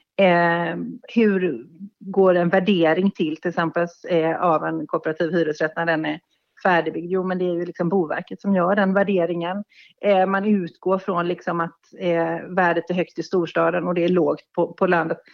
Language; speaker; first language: Swedish; native; Swedish